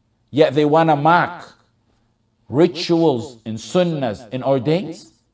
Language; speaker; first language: English; early bilingual, other home language; Arabic